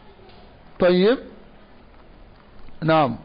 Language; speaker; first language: Arabic; non-native, fluent; Dyula